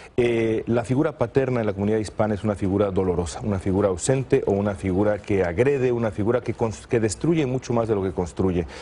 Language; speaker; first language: Spanish; native; Spanish